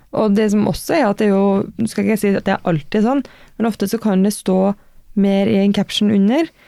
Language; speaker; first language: Norwegian; native; Norwegian